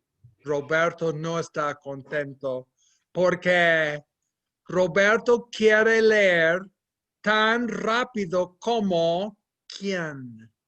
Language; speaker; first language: Spanish; non-native, fluent; English